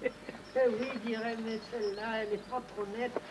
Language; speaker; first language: French; native; French